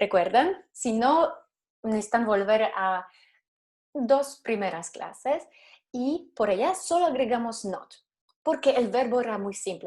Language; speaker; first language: Spanish; non-native, fluent; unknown